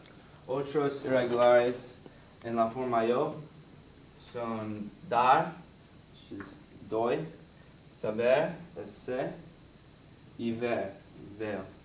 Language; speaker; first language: Spanish; non-native, learner; English